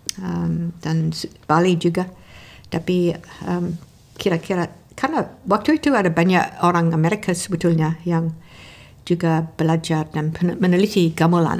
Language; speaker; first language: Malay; non-native, fluent; English